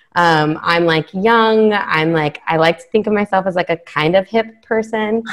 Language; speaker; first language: English; native; English